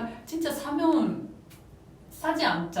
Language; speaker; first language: Korean; non-native, fluent; Japanese